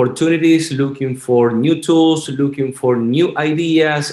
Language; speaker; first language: English; non-native, fluent; Spanish